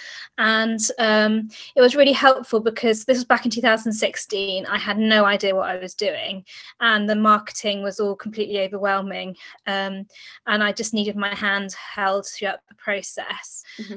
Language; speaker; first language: English; native; English